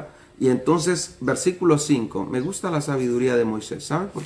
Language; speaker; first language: Spanish; native; Spanish